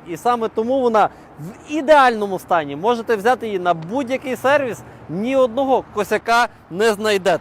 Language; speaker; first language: Ukrainian; native; Ukrainian